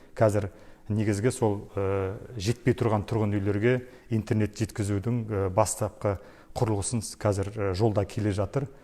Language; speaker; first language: Kazakh; native; Kazakh